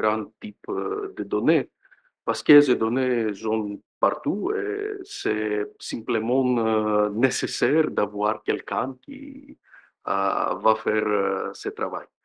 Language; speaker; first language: French; non-native, fluent; Greek